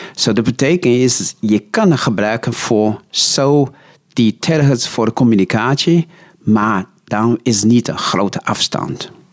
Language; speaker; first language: Dutch; non-native, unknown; Chinese